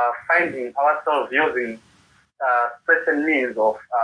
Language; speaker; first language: English; non-native, local second language; North Ndebele